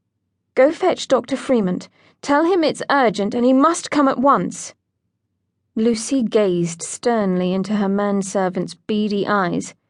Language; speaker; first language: English; native; English